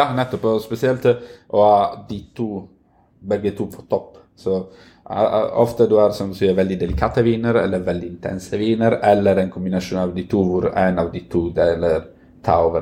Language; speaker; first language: Norwegian; non-native, fluent; Italian